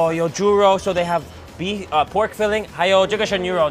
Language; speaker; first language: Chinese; non-native, learner; English